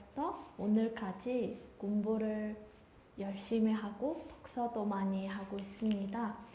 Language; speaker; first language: Korean; non-native, fluent; Mongolian